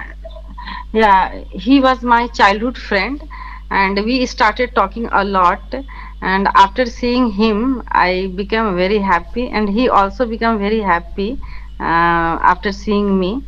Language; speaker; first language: English; non-native, fluent; Hindi